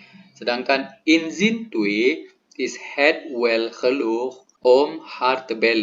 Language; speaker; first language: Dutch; non-native, learner; Indonesian